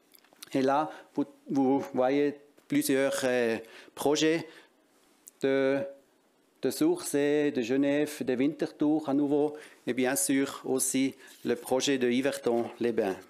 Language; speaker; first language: French; non-native, local second language; German